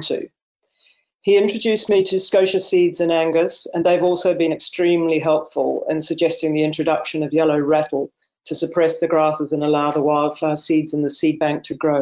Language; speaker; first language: English; native; English